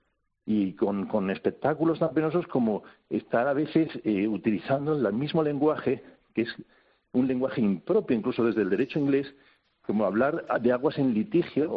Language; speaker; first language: Spanish; native; Spanish